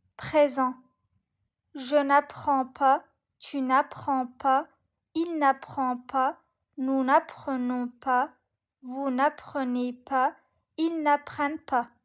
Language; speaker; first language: French; non-native, learner; Turkish